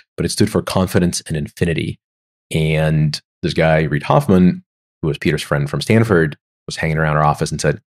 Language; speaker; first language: English; non-native, fluent; Ukrainian